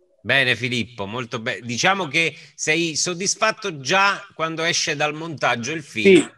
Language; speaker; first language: Italian; native; Italian